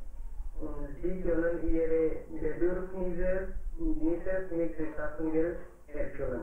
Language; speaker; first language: German; non-native, learner; Hindi